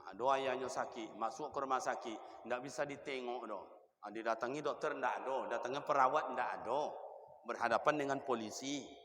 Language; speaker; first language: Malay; non-native, local second language; Minangkabau